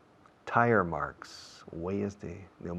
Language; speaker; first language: Spanish; non-native, fluent; English